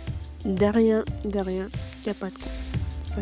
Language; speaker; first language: French; non-native, learner; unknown